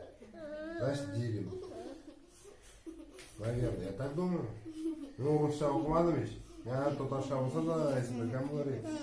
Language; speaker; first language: Russian; non-native, local second language; Tatar